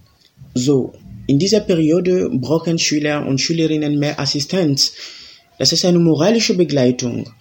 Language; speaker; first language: German; non-native, fluent; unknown